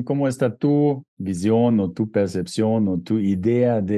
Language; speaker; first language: Spanish; non-native, fluent; German